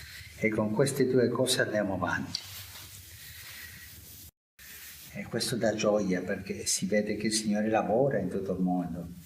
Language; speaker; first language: Italian; non-native, fluent; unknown